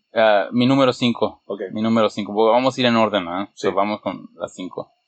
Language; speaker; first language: Spanish; early bilingual, heritage; Spanish